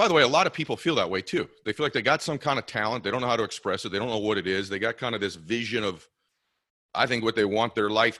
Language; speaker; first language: English; native; English